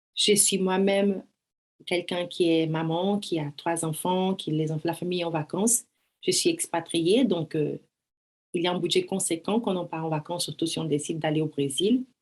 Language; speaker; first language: French; non-native, fluent; Portuguese